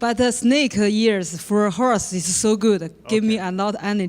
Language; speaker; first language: English; non-native, learner; Chinese